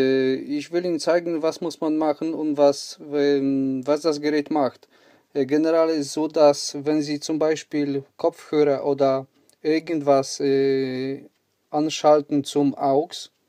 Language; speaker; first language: German; non-native, learner; Polish